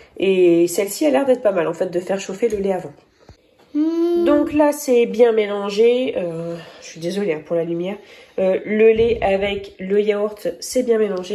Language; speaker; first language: French; native; French